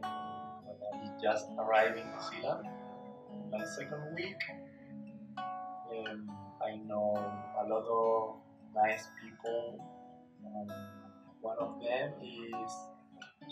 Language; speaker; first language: English; non-native, learner; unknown